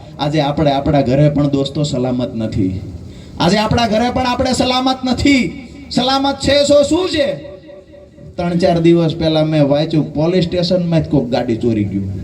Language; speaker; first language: Gujarati; native; Gujarati